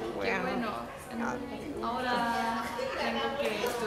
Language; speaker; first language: Spanish; non-native, learner; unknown